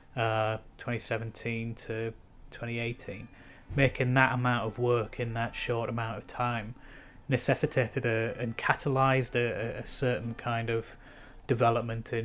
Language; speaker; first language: English; native; English